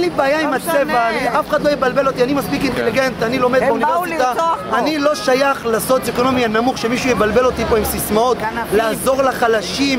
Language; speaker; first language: Hebrew; native; Hebrew